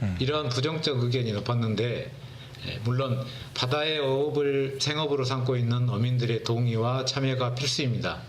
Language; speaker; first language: Korean; native; Korean